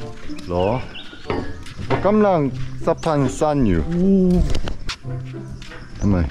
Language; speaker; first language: Thai; non-native, learner; Korean